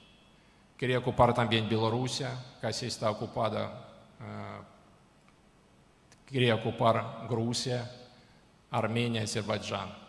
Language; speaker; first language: Spanish; non-native, learner; Ukrainian